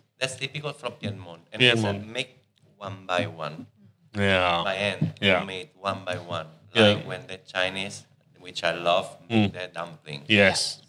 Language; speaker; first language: English; non-native, fluent; Italian